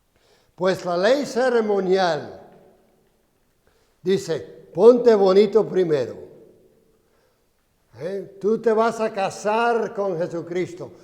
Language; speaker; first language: Spanish; non-native, fluent; English